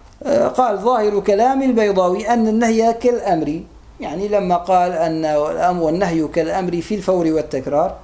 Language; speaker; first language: Arabic; native; Arabic